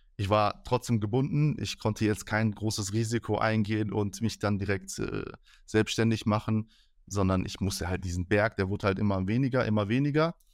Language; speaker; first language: German; early bilingual, other home language; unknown